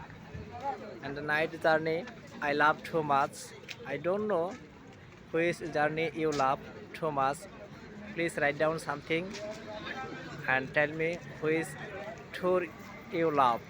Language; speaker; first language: English; non-native, learner; Bangla